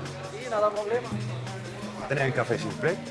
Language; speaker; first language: Spanish; early bilingual, heritage; Arabic